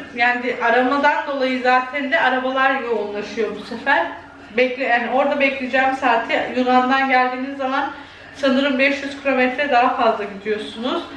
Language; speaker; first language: Turkish; early bilingual, heritage; Turkish